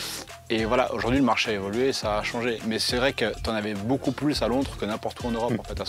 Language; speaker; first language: French; native; French